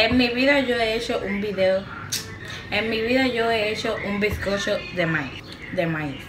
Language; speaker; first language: Spanish; native; Spanish